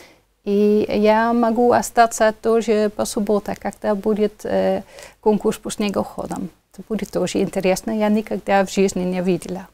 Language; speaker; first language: Russian; non-native, fluent; Dutch